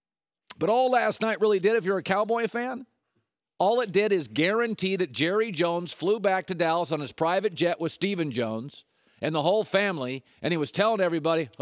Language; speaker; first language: English; native; English